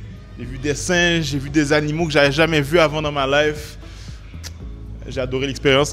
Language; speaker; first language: French; native; French